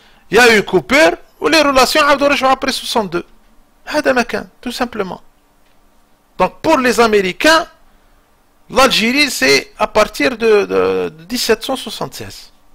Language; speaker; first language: French; non-native, local second language; Arabic